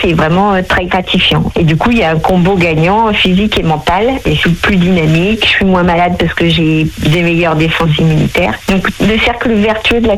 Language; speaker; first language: French; native; French